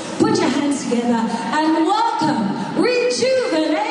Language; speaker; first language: English; native; English